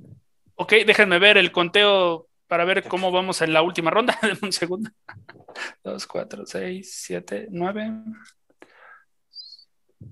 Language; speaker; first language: Spanish; native; Spanish